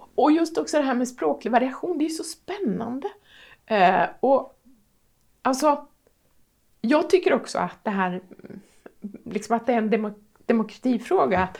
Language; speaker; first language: Swedish; native; Swedish